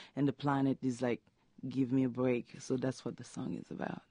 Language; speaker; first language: English; non-native, fluent; Haitian Creole